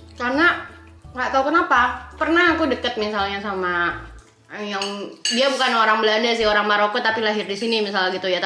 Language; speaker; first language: Indonesian; native; Indonesian